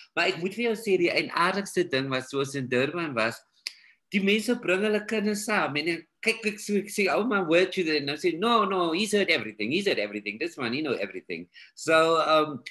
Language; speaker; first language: English; early bilingual, other home language; Afrikaans